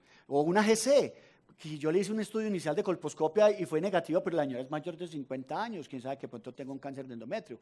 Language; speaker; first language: Spanish; native; Spanish